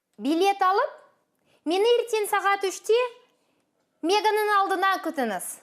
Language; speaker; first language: Kazakh; non-native, local second language; Russian